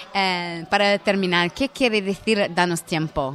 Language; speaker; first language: Spanish; non-native, learner; French